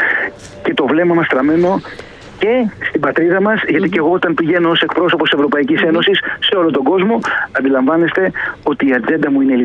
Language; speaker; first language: Greek; native; Greek